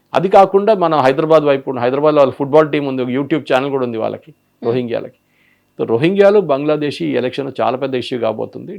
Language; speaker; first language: Telugu; non-native, local second language; Malayalam